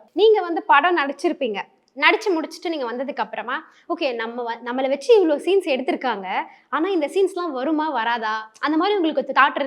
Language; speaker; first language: Tamil; native; Tamil